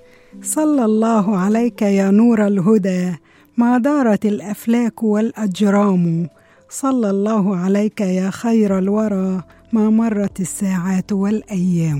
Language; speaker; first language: Arabic; native; Arabic